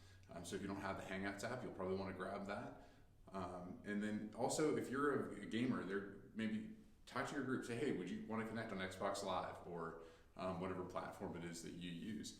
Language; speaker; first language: English; native; English